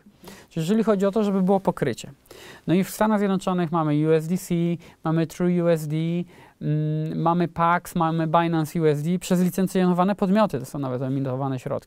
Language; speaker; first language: Polish; native; Polish